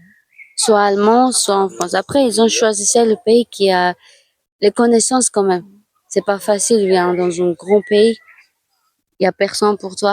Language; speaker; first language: French; non-native, fluent; Georgian